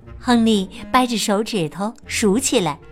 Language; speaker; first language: Chinese; native; Chinese